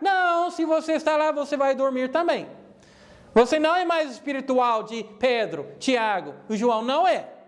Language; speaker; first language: Portuguese; non-native, fluent; English